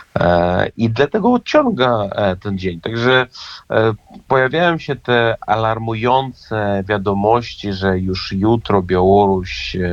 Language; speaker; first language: Polish; non-native, fluent; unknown